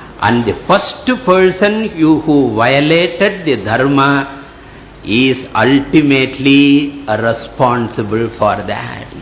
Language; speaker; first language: English; non-native, local second language; Tamil